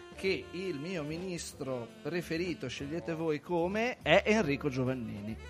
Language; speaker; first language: Italian; native; Italian